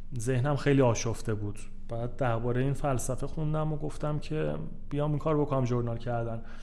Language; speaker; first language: Persian; native; Persian